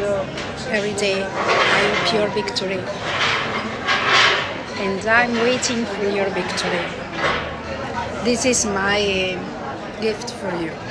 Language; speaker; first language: English; non-native, learner; Italian